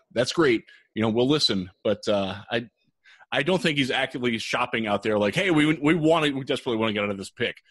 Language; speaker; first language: English; native; English